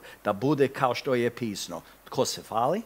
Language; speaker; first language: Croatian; non-native, fluent; English